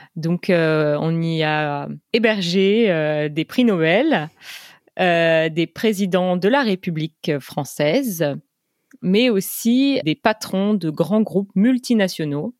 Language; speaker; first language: French; native; French